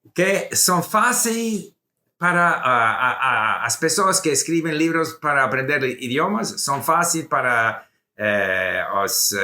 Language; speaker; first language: Portuguese; non-native, learner; English